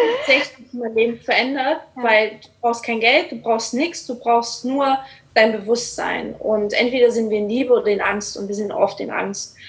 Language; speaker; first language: German; early bilingual, other home language; Portuguese